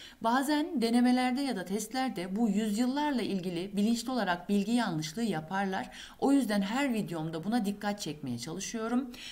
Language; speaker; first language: Turkish; native; Turkish